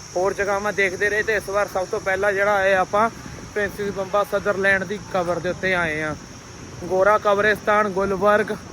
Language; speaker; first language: Punjabi; native; Punjabi